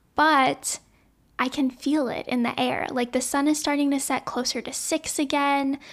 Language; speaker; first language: English; native; English